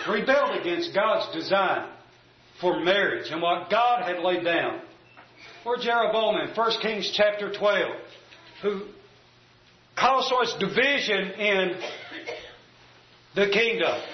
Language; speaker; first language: English; native; English